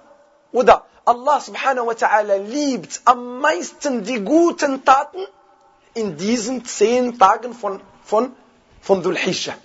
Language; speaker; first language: German; non-native, fluent; Arabic